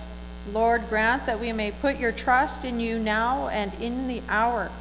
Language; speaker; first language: English; native; English